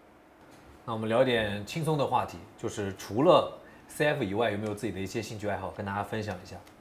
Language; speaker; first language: Chinese; native; Chinese